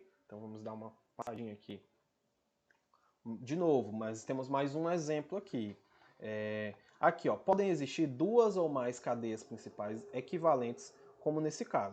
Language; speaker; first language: Portuguese; native; Portuguese